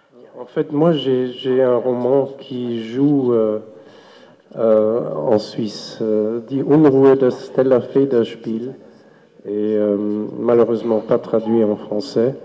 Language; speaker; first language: French; non-native, fluent; German